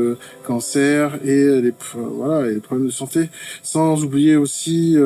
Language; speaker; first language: French; native; French